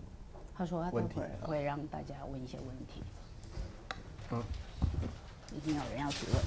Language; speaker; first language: Chinese; native; Chinese